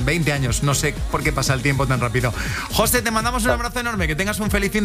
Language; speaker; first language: Spanish; native; Spanish